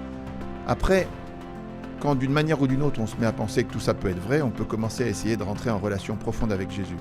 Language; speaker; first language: French; native; French